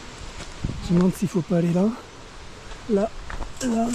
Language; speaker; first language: French; native; French